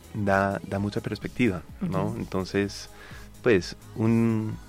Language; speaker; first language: Spanish; non-native, fluent; English